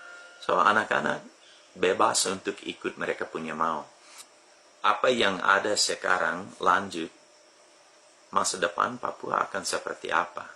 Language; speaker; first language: Indonesian; non-native, fluent; English